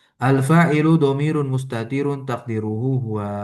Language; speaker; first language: Arabic; non-native, fluent; Indonesian